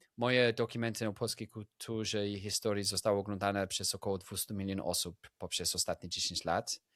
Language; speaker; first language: Polish; non-native, fluent; English